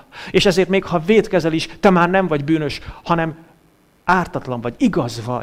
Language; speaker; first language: Hungarian; native; Hungarian